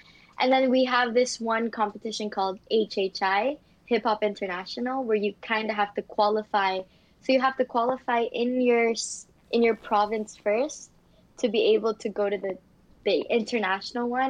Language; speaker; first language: English; native; English